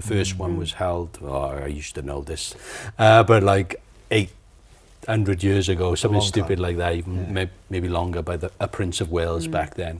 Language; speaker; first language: English; native; English